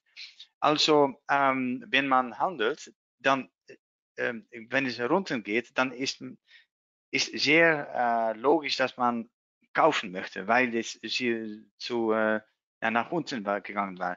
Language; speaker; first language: German; non-native, learner; Dutch